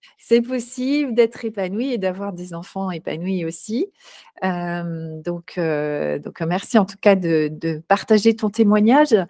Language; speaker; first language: French; native; French